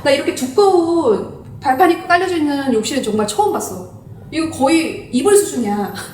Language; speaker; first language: Korean; native; Korean